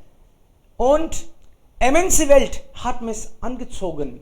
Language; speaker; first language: German; non-native, fluent; Hindi